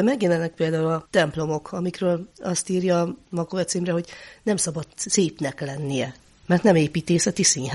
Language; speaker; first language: Hungarian; native; Hungarian